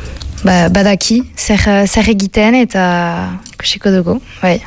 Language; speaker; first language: Basque; non-native, local second language; French